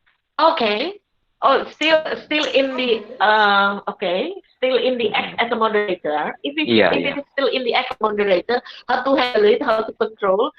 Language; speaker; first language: English; non-native, fluent; Indonesian